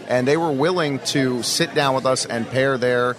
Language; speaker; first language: English; native; English